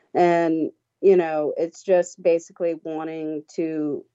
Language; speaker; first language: English; native; English